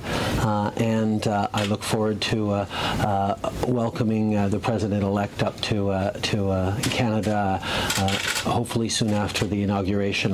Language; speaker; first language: English; early bilingual, other home language; French